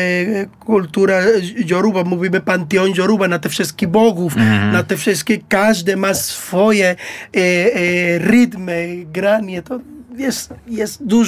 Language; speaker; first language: Polish; non-native, learner; Spanish